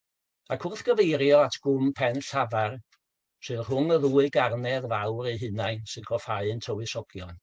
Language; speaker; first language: Welsh; native; Welsh